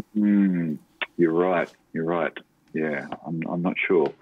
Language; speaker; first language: English; native; English